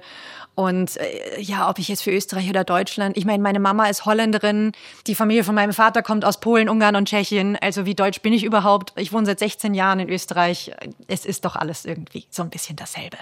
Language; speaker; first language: German; native; German